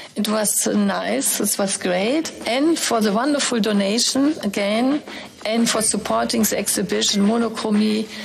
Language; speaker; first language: English; non-native, fluent; German